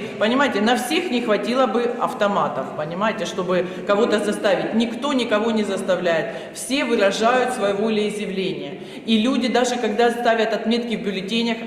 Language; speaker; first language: Russian; native; Russian